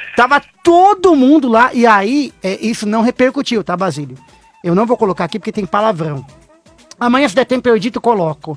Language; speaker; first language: Portuguese; native; Portuguese